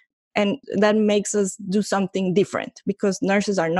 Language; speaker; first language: English; non-native, fluent; Spanish